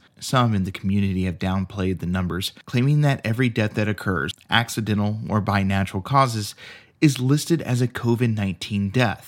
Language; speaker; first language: English; native; English